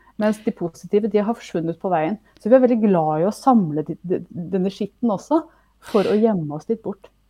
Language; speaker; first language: Norwegian; native; Norwegian